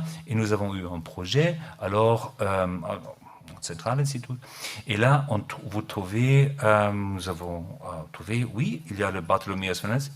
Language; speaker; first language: French; non-native, learner; German